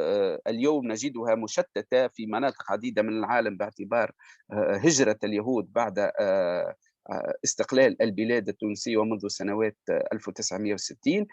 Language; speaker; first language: Arabic; native; Arabic